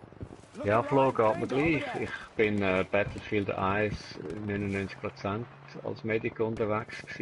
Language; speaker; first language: German; native; German